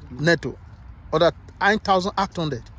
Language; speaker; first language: German; non-native, learner; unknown